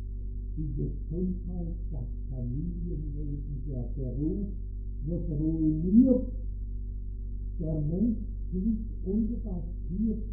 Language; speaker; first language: German; native; German